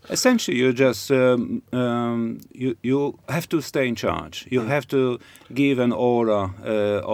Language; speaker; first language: English; non-native, fluent; Polish